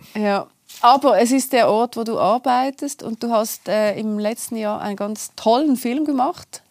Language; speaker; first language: German; native; German